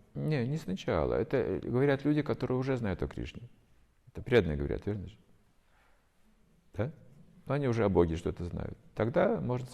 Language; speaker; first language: Russian; native; Russian